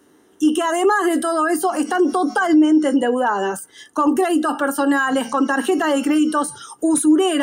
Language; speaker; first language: Spanish; native; Spanish